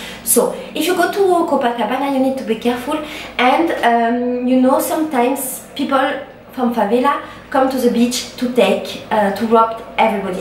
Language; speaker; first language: English; non-native, learner; French